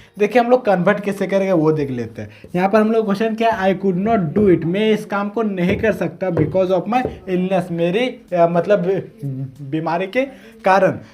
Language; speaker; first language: Hindi; native; Hindi